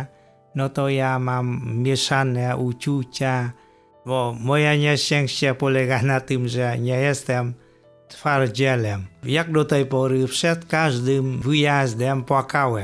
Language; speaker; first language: Polish; non-native, fluent; Vietnamese